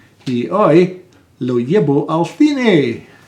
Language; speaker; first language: Spanish; non-native, learner; English